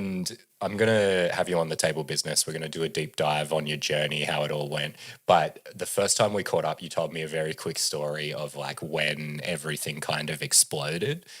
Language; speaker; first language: English; native; English